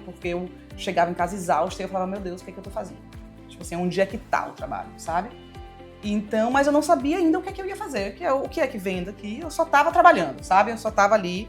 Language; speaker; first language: Portuguese; early bilingual, heritage; Portuguese